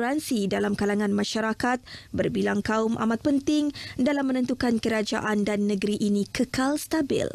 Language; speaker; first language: Malay; native; Malay